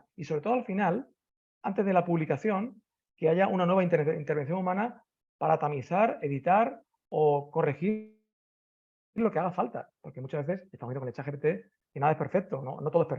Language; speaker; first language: Spanish; native; Spanish